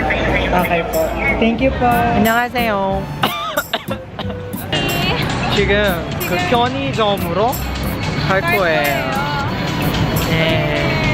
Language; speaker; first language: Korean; non-native, learner; Filipino